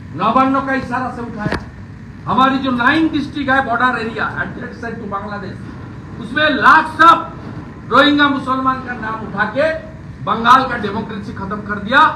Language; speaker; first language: Hindi; non-native, local second language; Bangla